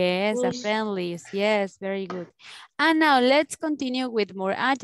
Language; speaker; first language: English; non-native, learner; Spanish